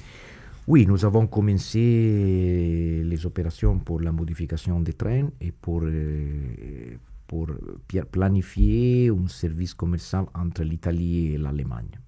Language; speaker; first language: French; non-native, fluent; Italian